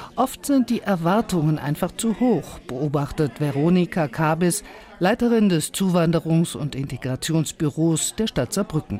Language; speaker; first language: German; native; German